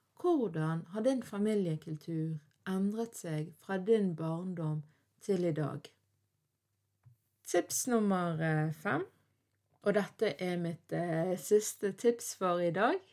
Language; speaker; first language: Norwegian; early bilingual, other home language; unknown